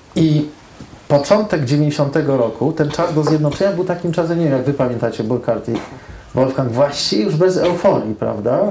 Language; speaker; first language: Polish; early bilingual, heritage; Polish